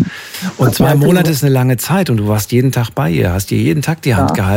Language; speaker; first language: German; native; German